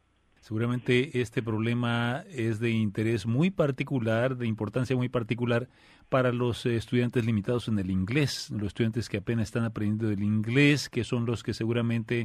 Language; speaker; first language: Spanish; native; Spanish